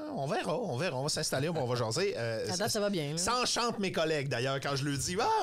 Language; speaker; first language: French; native; French